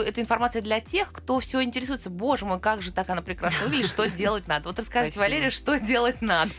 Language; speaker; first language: Russian; native; Russian